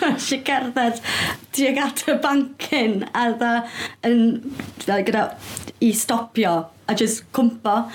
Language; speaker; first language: Welsh; native; Welsh